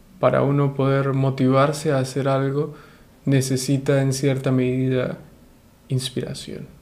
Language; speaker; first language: Spanish; native; Spanish